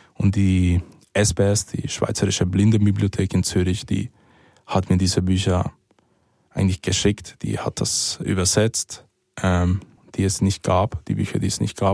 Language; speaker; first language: German; early bilingual, other home language; Spanish